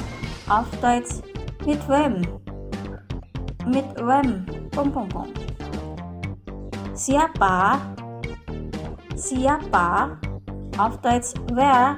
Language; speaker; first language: German; non-native, fluent; Indonesian